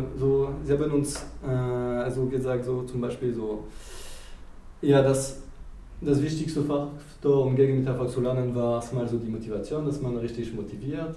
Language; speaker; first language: German; non-native, fluent; French